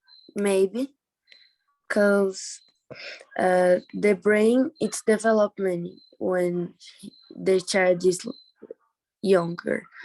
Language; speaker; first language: English; non-native, learner; Portuguese